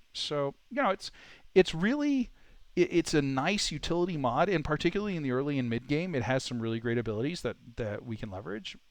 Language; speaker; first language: English; native; English